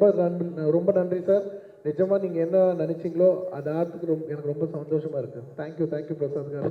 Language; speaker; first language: Tamil; non-native, local second language; Telugu